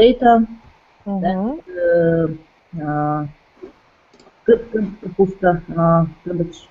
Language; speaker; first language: English; non-native, learner; Russian